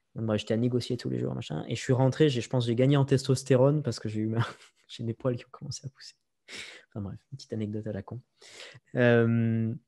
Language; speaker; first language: French; native; French